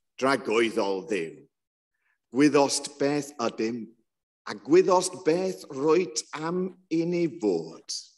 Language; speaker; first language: Welsh; non-native, local second language; English